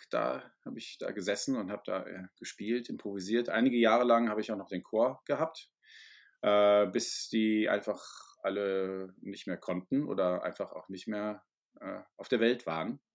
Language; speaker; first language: German; native; German